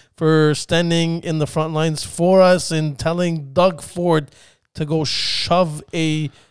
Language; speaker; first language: English; early bilingual, other home language; Spanish